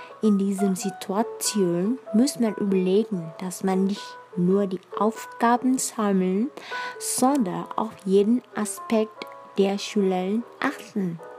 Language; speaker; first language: German; non-native, fluent; Indonesian